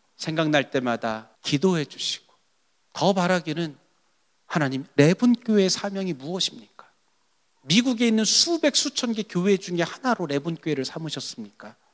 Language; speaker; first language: Korean; native; Korean